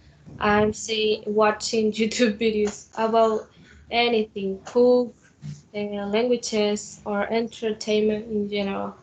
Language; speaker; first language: English; non-native, learner; Spanish